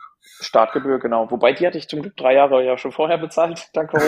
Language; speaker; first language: German; native; German